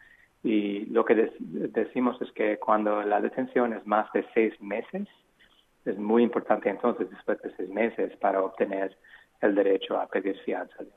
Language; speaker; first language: Spanish; non-native, fluent; English